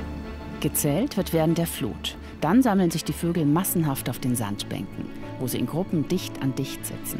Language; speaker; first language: German; native; German